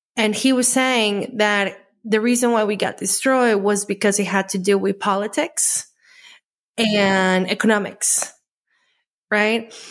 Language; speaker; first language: English; non-native, fluent; Spanish